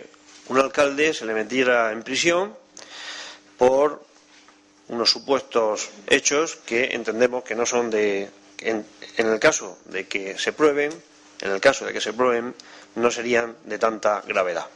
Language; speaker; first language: Spanish; native; Spanish